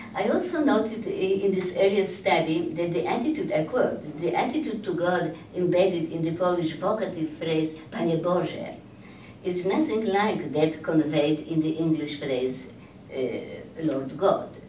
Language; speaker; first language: English; non-native, fluent; Polish